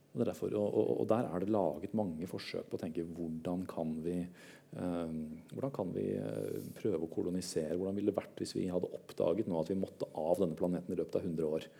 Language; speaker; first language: Norwegian; native; Norwegian